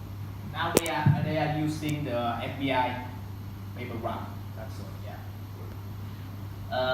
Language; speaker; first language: English; non-native, learner; Vietnamese